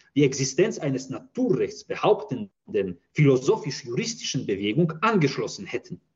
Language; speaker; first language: German; non-native, fluent; Polish